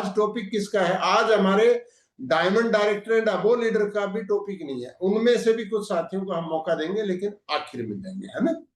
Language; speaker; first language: Hindi; native; Hindi